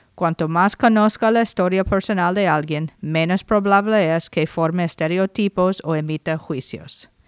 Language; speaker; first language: Spanish; non-native, fluent; English